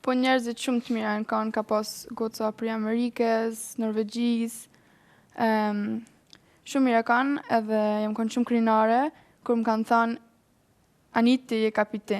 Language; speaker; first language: Albanian; early bilingual, heritage; Albanian